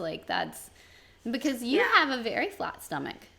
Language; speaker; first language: English; native; English